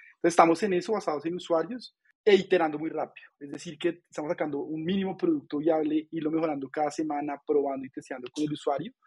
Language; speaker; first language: Spanish; native; Spanish